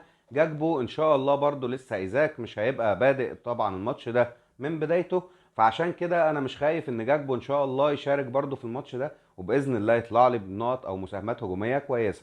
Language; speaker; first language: Arabic; native; Arabic